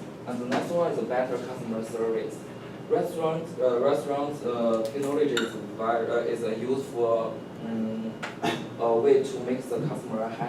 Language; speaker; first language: English; non-native, learner; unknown